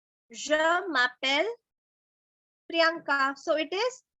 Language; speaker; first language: French; non-native, learner; Hindi